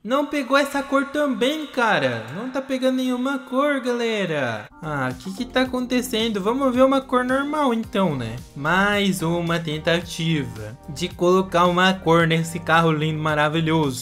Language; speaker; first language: Portuguese; native; Portuguese